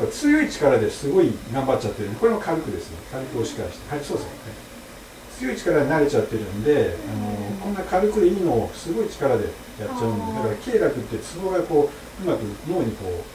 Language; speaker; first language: Japanese; native; Japanese